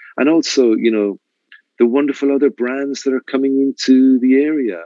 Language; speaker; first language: English; native; English